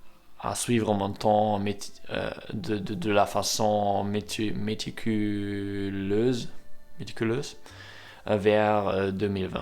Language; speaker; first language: French; non-native, learner; German